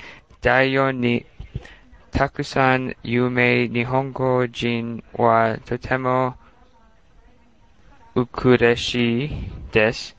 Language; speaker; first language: Japanese; non-native, learner; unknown